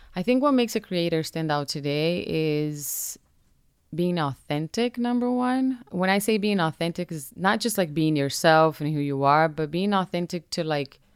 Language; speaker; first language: English; non-native, fluent; Portuguese